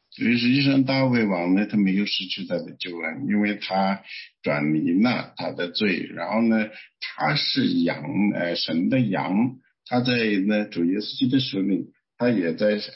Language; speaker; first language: Chinese; native; Chinese